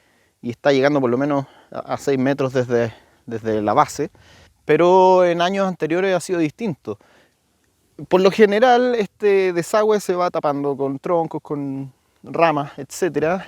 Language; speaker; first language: Spanish; native; Spanish